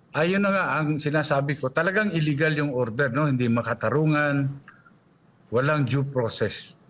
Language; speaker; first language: Filipino; non-native, local second language; Cebuano